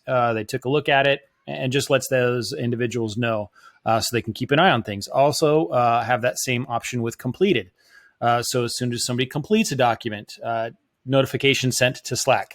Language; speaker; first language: English; native; English